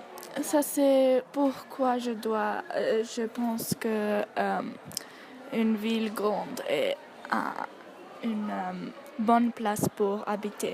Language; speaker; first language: French; non-native, learner; English